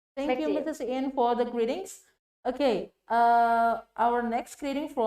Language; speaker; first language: English; non-native, fluent; Indonesian